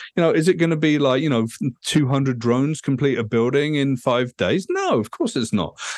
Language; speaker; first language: English; native; English